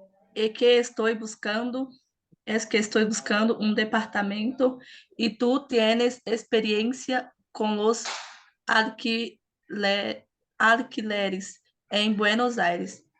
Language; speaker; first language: Spanish; non-native, learner; Portuguese